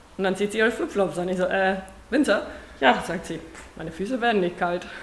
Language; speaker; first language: German; non-native, fluent; Afrikaans